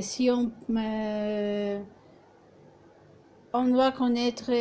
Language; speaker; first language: French; non-native, fluent; Spanish